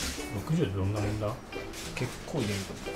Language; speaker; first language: Japanese; native; Japanese